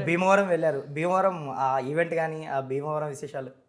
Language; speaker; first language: Telugu; native; Telugu